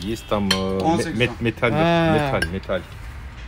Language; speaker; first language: Russian; non-native, learner; Turkish